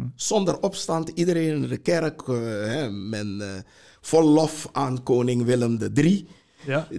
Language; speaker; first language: Dutch; non-native, local second language; Sranan Tongo